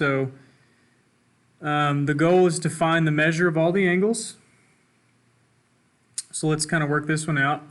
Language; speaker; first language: English; native; English